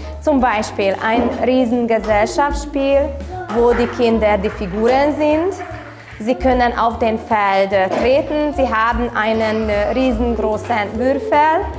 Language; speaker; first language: German; non-native, local second language; Hungarian